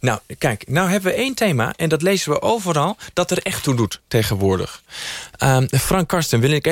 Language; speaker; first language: Dutch; native; Dutch